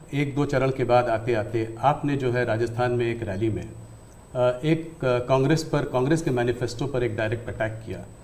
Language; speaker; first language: Hindi; native; Hindi